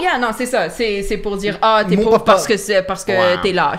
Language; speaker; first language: French; native; French